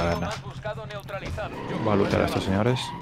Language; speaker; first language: Spanish; native; Spanish